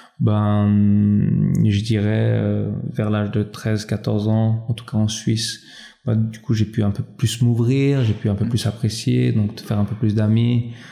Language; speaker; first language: French; early bilingual, other home language; Albanian